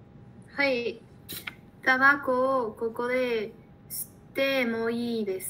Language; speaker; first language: Japanese; non-native, learner; Spanish